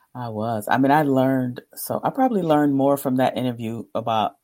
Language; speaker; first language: English; native; English